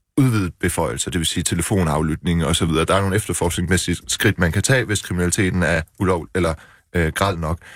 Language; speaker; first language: Danish; early bilingual, other home language; Persian